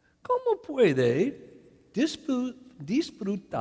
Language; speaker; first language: Spanish; non-native, learner; English